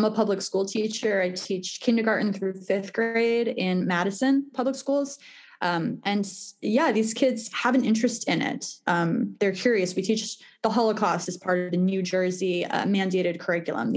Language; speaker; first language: English; native; English